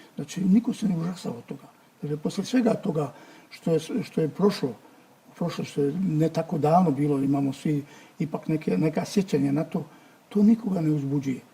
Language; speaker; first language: Bosnian; native; Bosnian